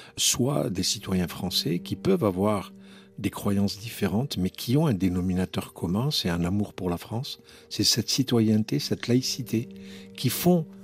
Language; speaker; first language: French; non-native, local second language; Arabic